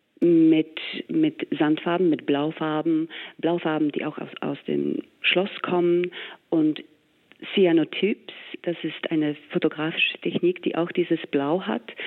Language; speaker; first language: German; non-native, fluent; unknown